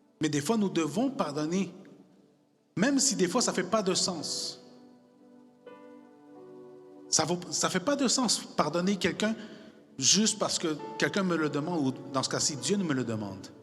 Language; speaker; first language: French; non-native, fluent; Spanish